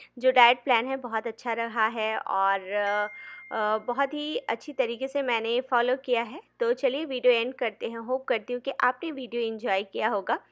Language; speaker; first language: Hindi; non-native, local second language; Bangla